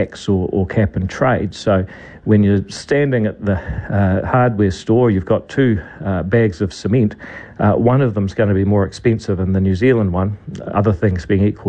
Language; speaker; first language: English; native; English